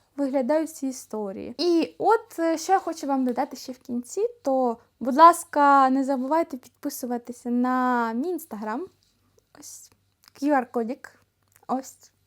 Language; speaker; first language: Ukrainian; non-native, local second language; Russian